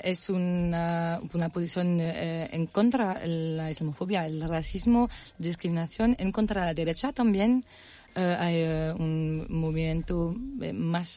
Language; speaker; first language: Spanish; non-native, learner; French